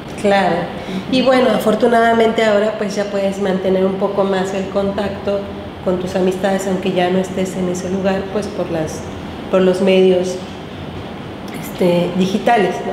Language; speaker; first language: Spanish; native; Spanish